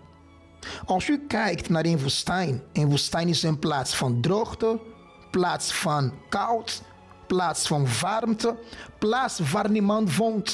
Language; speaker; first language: Dutch; non-native, fluent; Portuguese